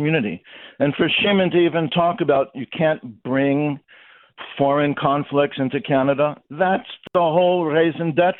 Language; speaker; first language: English; native; English